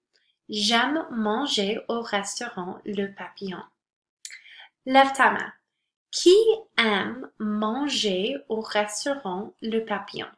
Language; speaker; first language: French; non-native, local second language; English